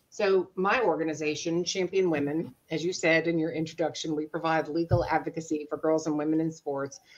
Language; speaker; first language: English; native; English